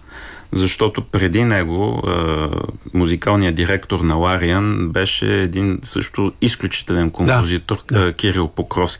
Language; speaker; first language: Bulgarian; native; Bulgarian